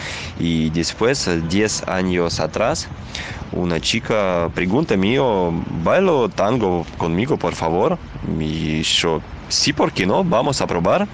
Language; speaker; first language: Spanish; non-native, learner; Russian